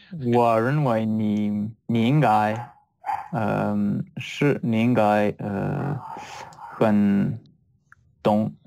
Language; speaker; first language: Chinese; non-native, learner; French